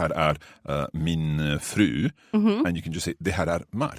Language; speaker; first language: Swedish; non-native, learner; English